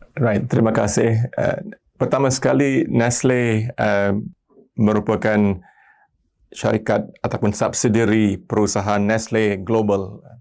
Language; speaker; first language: Malay; non-native, local second language; Tamil